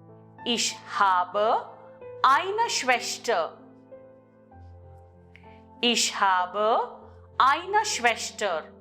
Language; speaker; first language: German; non-native, fluent; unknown